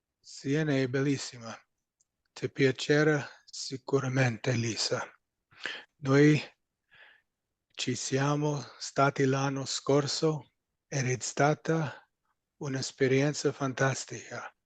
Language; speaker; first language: Italian; non-native, learner; English